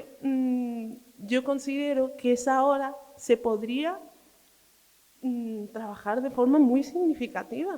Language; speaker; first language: Spanish; early bilingual, other home language; Arabic